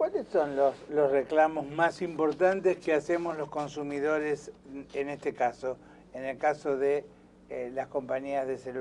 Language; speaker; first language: Spanish; native; Spanish